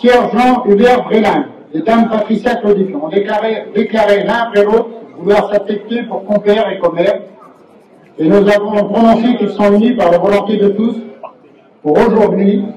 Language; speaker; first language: French; native; French